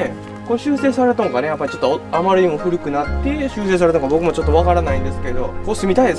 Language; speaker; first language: Japanese; native; Japanese